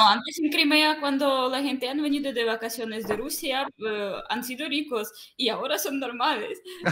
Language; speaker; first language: Spanish; non-native, fluent; Russian